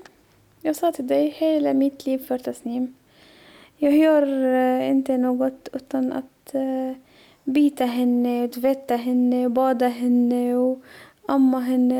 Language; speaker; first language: Swedish; non-native, learner; Arabic